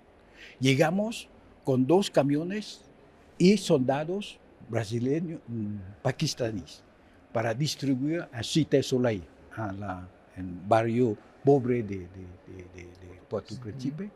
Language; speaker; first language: Spanish; non-native, fluent; Haitian Creole